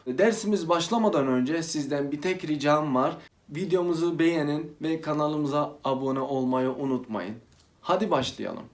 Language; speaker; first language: Turkish; non-native, fluent; Arabic